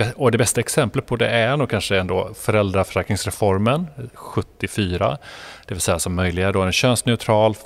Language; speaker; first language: Swedish; non-native, fluent; Spanish